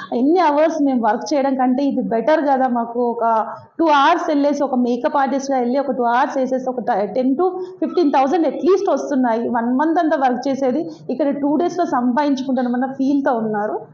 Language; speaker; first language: Telugu; native; Telugu